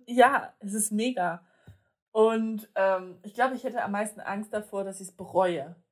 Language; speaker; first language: German; early bilingual, other home language; Polish